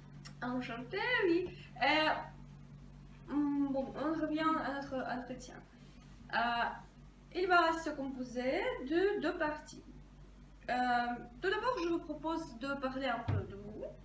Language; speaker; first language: French; non-native, fluent; Russian